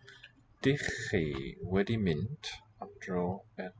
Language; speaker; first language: Welsh; non-native, learner; English